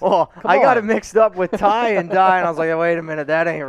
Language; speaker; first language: English; native; English